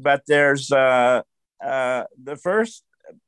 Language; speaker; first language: English; native; English